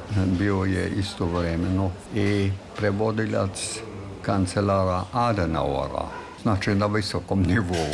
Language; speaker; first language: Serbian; non-native, fluent; German